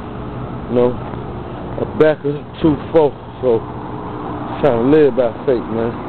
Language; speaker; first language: English; native; English